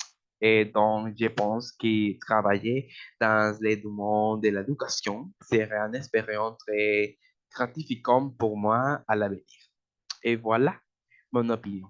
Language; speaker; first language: French; non-native, learner; Spanish